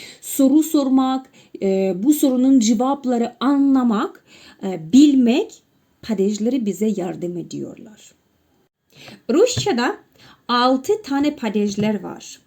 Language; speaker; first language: Turkish; non-native, fluent; Russian